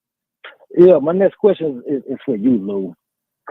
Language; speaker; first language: English; native; English